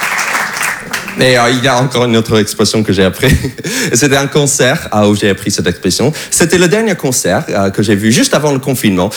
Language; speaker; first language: French; non-native, fluent; English